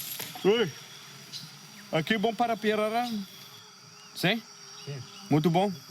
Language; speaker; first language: Portuguese; non-native, learner; French